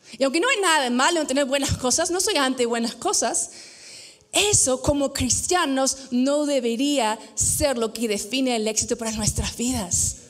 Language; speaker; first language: Spanish; non-native, fluent; English